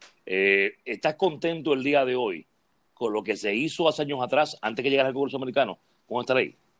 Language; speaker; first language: Spanish; native; Spanish